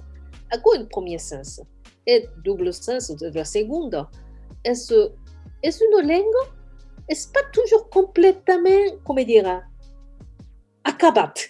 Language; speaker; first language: French; non-native, fluent; Japanese